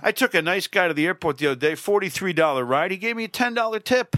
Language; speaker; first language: English; native; English